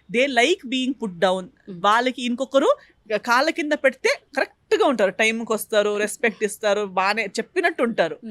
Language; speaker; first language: Telugu; non-native, fluent; Konkani